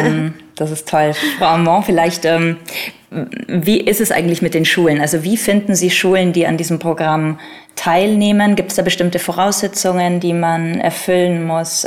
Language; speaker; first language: German; native; German